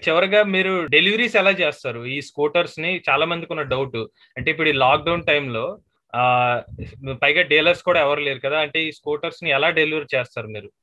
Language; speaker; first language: Telugu; native; Telugu